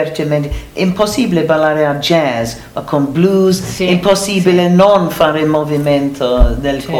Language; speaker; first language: Italian; non-native, learner; English